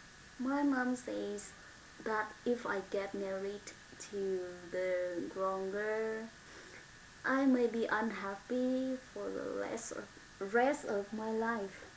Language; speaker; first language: English; non-native, learner; Vietnamese